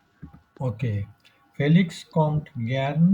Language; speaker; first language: German; non-native, fluent; Bangla